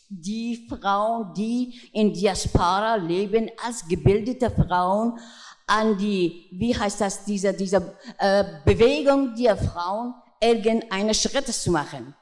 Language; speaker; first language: German; non-native, fluent; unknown